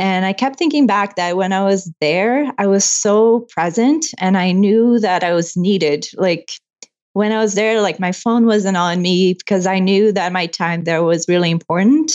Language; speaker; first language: English; non-native, fluent; Portuguese